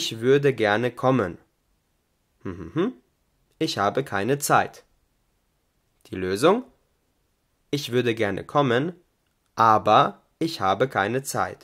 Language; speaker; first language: German; non-native, fluent; Albanian